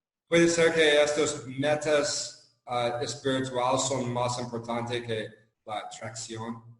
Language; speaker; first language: Spanish; non-native, fluent; English